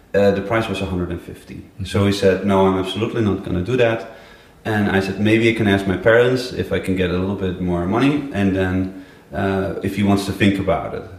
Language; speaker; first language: English; non-native, fluent; Dutch